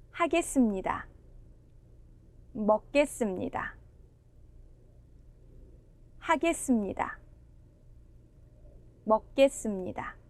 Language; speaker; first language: Korean; non-native, fluent; Indonesian